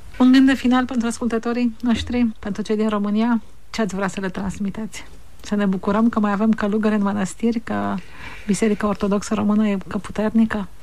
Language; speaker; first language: Romanian; native; Romanian